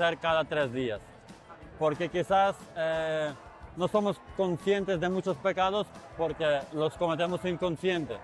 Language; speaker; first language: Spanish; non-native, fluent; Ukrainian